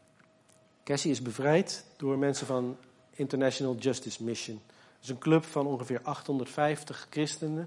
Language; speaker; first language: Dutch; native; Dutch